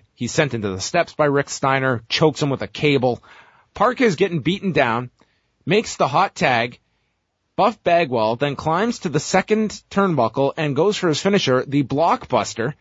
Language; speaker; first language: English; native; English